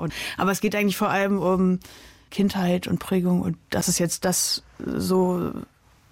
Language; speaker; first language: German; native; German